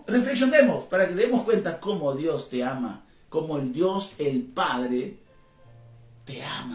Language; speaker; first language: Spanish; native; Spanish